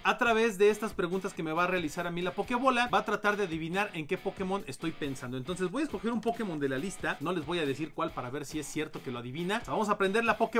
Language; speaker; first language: Spanish; native; Spanish